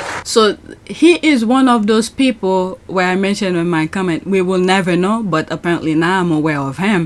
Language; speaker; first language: English; native; English